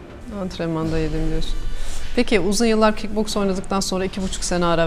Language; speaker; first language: Turkish; native; Turkish